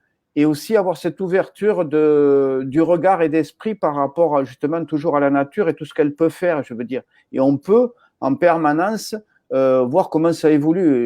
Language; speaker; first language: French; native; French